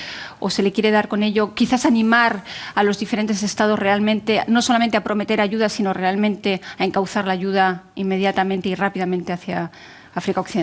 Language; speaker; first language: Spanish; native; Spanish